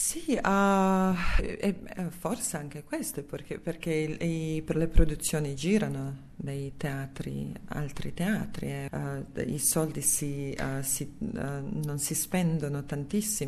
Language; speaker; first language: Italian; non-native, fluent; Serbian